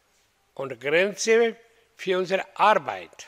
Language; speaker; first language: German; non-native, learner; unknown